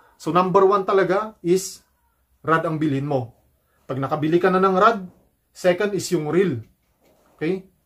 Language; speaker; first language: Filipino; native; Filipino